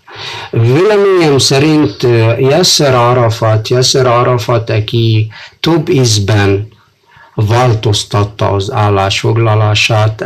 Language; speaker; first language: Hungarian; non-native, fluent; Arabic